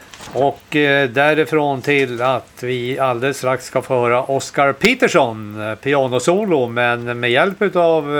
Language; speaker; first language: Swedish; native; Swedish